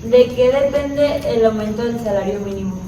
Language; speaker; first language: Spanish; native; Spanish